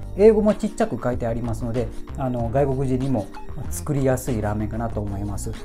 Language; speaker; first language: Japanese; non-native, fluent; Malay